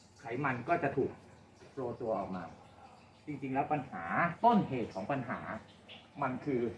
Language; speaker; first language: Thai; native; Thai